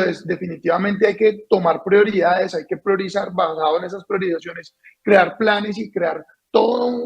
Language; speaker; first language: Spanish; native; Spanish